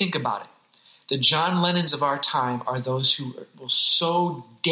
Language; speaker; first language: English; native; English